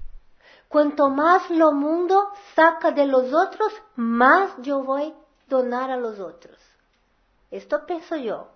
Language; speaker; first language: Spanish; non-native, fluent; Portuguese